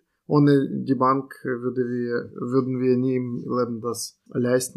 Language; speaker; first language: German; non-native, fluent; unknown